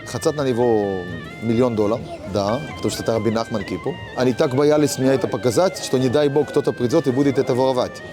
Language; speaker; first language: Russian; early bilingual, heritage; Hebrew